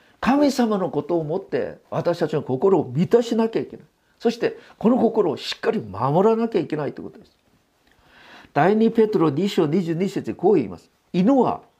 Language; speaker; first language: Japanese; non-native, fluent; Korean